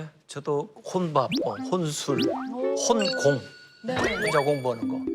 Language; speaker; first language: Korean; native; Korean